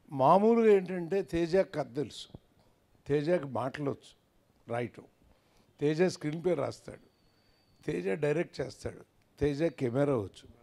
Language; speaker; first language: Telugu; native; Telugu